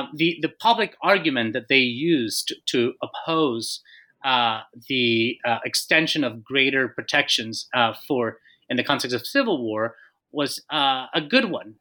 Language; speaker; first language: English; non-native, fluent; Spanish